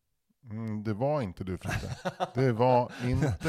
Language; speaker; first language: Swedish; native; Swedish